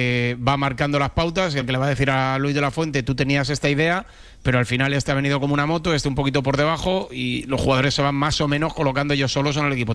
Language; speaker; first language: Spanish; native; Spanish